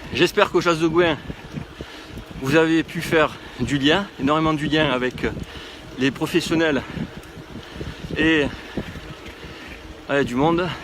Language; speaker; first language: French; native; French